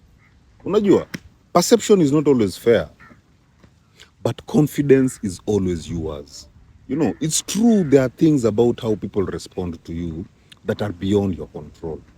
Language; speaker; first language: English; non-native, local second language; Swahili